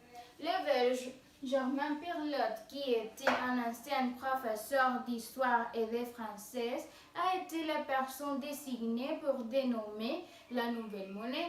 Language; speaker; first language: French; non-native, fluent; Spanish